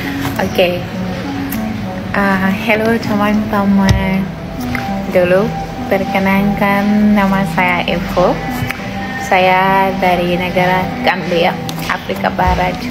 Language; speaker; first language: Indonesian; non-native, learner; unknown